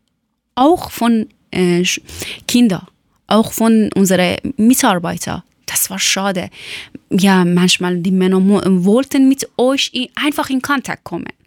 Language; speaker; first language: German; non-native, learner; Persian